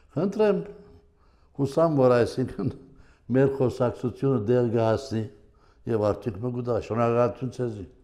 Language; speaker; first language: Armenian; early bilingual, heritage; Armenian